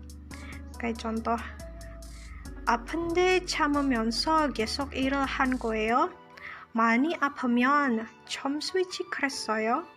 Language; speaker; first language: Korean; non-native, learner; Indonesian